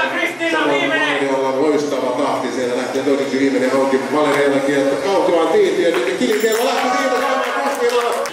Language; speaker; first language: Finnish; native; Finnish